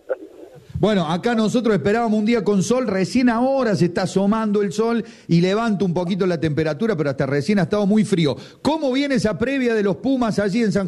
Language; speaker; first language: Spanish; native; Spanish